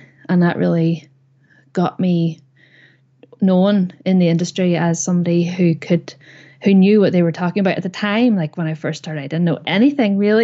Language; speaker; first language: English; native; English